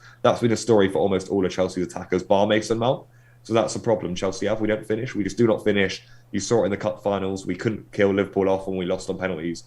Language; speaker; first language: English; native; English